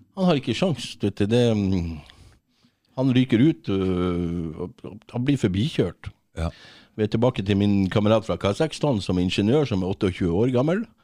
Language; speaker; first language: Norwegian; native; Norwegian